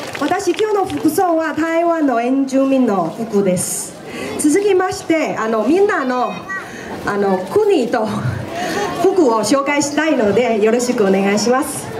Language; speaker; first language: Japanese; non-native, fluent; Chinese